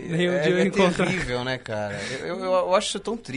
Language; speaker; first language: Portuguese; native; Portuguese